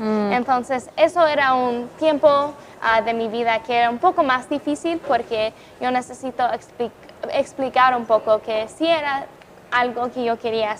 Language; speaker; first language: Spanish; non-native, fluent; English